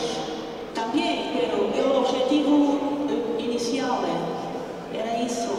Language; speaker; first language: Spanish; non-native, learner; Portuguese